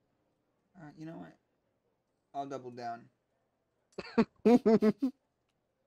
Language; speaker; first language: English; native; English